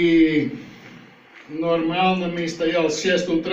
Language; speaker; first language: Russian; non-native, learner; Dutch